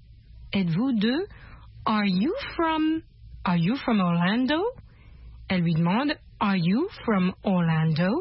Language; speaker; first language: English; non-native, fluent; French